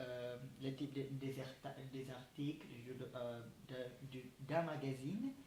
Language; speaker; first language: French; non-native, learner; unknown